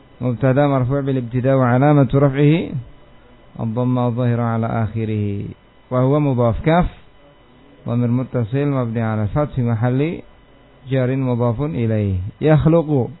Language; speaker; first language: Arabic; non-native, fluent; Indonesian